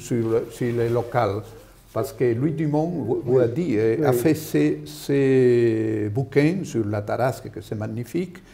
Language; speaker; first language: French; non-native, fluent; Spanish